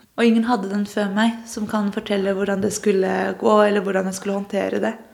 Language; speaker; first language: Norwegian; early bilingual, other home language; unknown